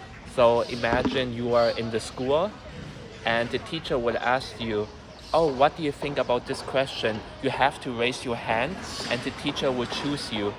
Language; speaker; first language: English; non-native, fluent; German